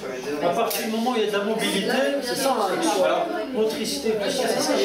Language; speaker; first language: French; native; French